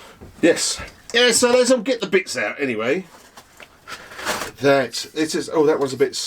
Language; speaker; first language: English; native; English